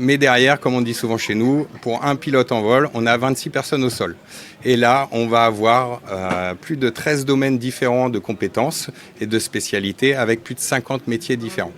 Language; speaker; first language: French; native; French